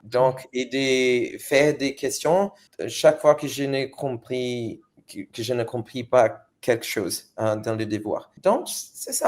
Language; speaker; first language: French; non-native, fluent; Portuguese